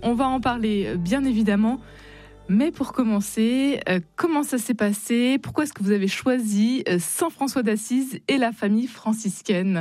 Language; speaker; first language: French; native; French